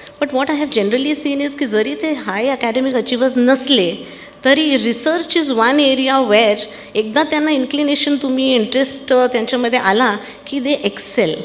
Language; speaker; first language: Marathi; non-native, local second language; Punjabi